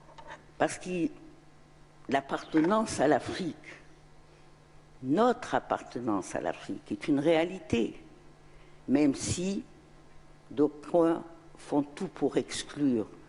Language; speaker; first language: French; non-native, local second language; Arabic